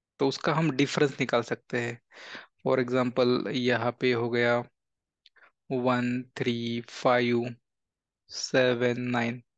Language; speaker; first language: Hindi; non-native, local second language; Marathi